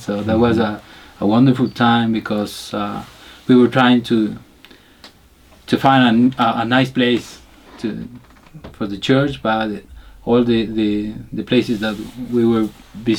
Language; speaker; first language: English; non-native, learner; Spanish